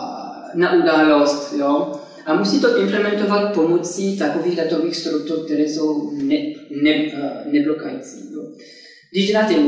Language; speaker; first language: Czech; non-native, fluent; French